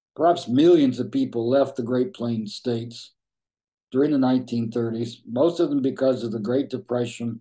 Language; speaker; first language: English; native; English